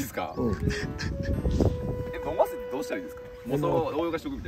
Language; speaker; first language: Japanese; native; Japanese